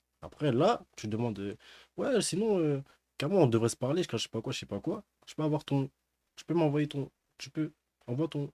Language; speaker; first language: French; native; French